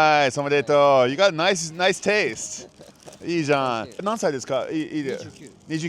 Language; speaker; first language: Japanese; non-native, learner; English